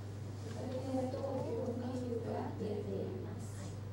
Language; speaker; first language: Japanese; non-native, learner; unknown